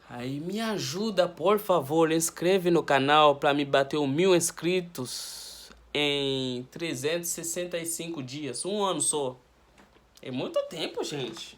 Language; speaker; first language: Portuguese; non-native, learner; Haitian Creole